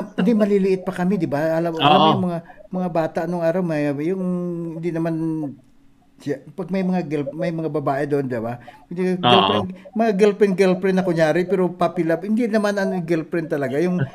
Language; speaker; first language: Filipino; non-native, local second language; Cebuano